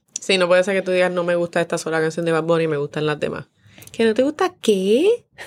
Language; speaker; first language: Spanish; native; Spanish